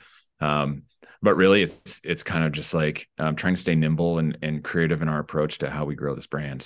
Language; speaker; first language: English; native; English